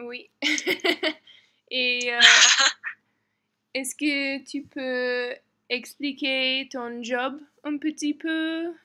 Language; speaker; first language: French; non-native, learner; English